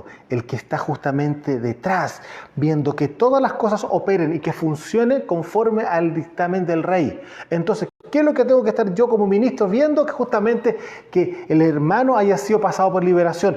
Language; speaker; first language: Spanish; native; Spanish